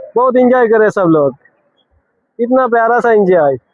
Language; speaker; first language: Hindi; non-native, local second language; Bangla